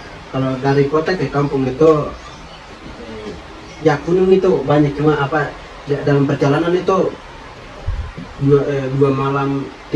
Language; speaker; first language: Indonesian; non-native, local second language; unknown